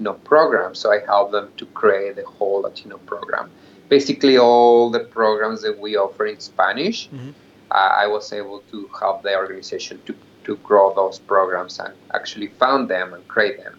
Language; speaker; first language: English; non-native, fluent; Spanish